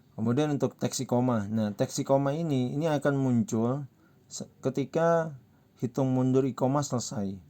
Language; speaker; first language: Indonesian; native; Indonesian